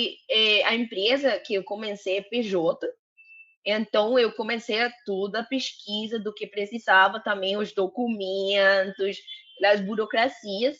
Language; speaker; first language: Portuguese; non-native, fluent; Spanish